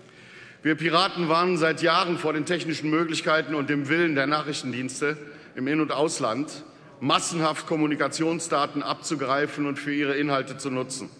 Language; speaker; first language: German; native; German